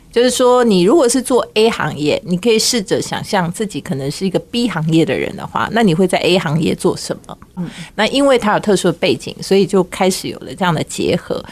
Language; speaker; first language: Chinese; native; Chinese